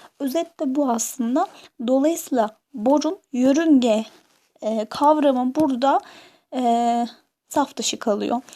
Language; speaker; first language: Turkish; native; Turkish